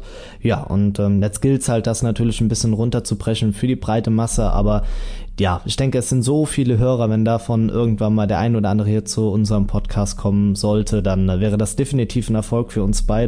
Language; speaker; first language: German; native; German